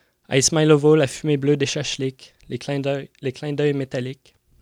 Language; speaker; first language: French; native; French